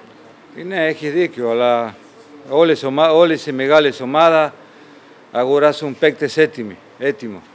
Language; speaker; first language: Greek; non-native, fluent; Spanish